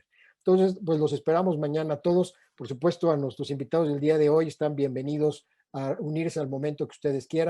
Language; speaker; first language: Spanish; native; Spanish